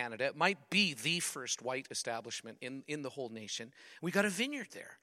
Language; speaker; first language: English; native; English